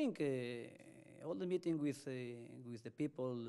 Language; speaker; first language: English; non-native, learner; Spanish